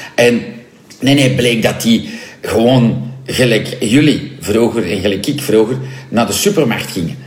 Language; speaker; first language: Dutch; non-native, local second language; French